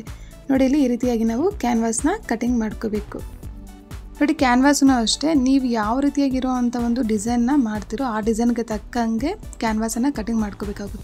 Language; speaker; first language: Kannada; native; Kannada